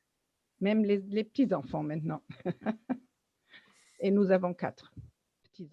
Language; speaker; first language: French; non-native, learner; German